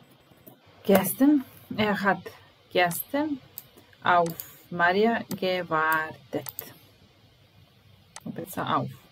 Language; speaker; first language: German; non-native, fluent; Serbian